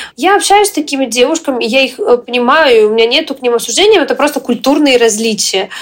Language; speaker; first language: Russian; non-native, fluent; Ukrainian